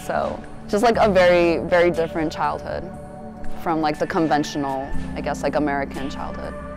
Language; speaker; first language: English; early bilingual, other home language; Korean